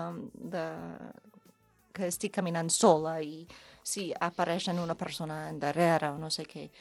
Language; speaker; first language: Catalan; non-native, learner; English